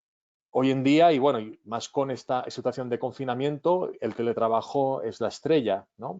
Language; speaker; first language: Spanish; native; Spanish